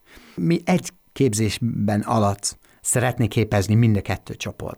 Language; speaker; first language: Hungarian; non-native, fluent; English